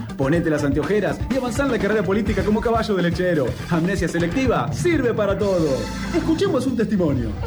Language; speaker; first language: Spanish; native; Spanish